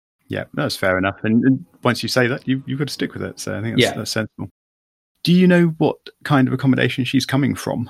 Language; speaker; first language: English; native; English